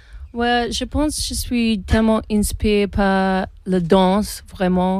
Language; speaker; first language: French; non-native, learner; English